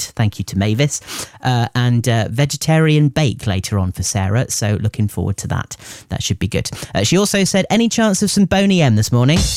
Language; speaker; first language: English; native; English